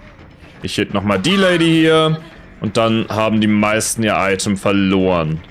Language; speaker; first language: German; native; German